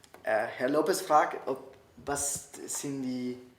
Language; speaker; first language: German; non-native, learner; Spanish